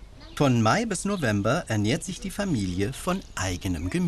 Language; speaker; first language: German; native; German